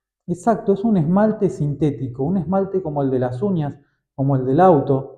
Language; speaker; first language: Spanish; native; Spanish